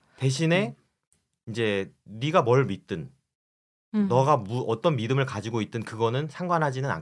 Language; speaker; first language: Korean; native; Korean